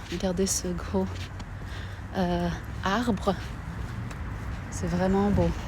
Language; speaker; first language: French; non-native, fluent; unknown